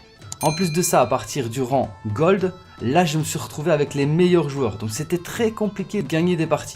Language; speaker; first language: French; native; French